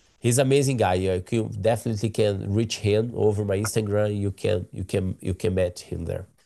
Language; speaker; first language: English; non-native, learner; Portuguese